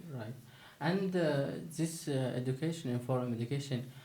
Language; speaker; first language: English; non-native, learner; Turkish